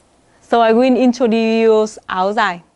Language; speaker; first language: English; non-native, learner; Vietnamese